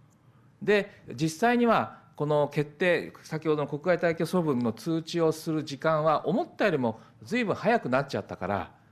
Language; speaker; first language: Japanese; native; Japanese